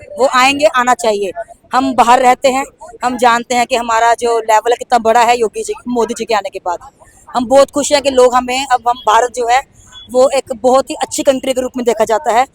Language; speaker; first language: Hindi; native; Hindi